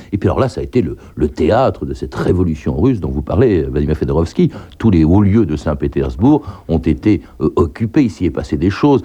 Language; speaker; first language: French; native; French